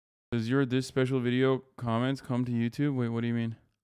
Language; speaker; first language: English; early bilingual, other home language; Turkish